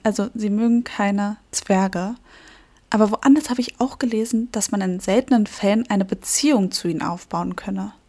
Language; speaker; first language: German; native; German